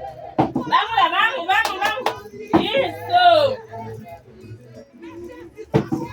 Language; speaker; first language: Portuguese; non-native, learner; Haitian Creole